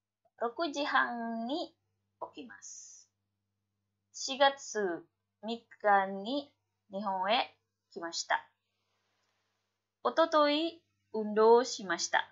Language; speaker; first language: Japanese; non-native, fluent; Indonesian